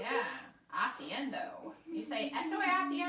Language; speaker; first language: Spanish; non-native, learner; English